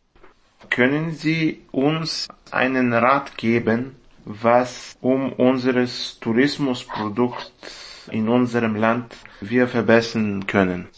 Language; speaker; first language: German; non-native, fluent; Bulgarian